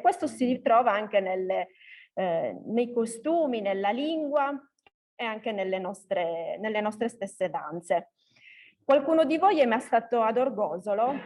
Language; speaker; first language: Italian; native; Italian